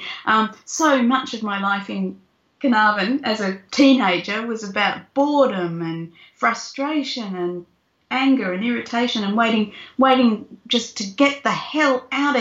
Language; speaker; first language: English; native; English